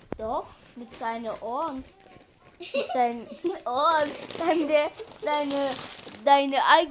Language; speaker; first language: German; native; German